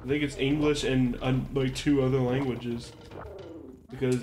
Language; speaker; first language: English; native; English